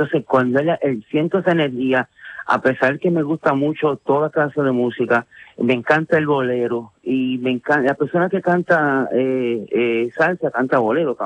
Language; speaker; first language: Spanish; native; Spanish